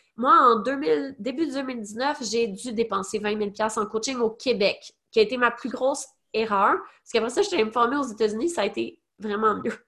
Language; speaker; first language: French; native; French